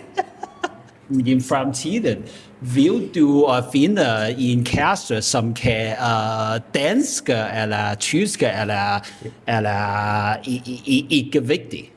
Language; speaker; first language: Danish; non-native, learner; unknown